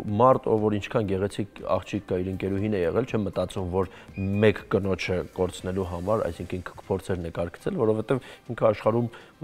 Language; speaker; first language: Armenian; native; Armenian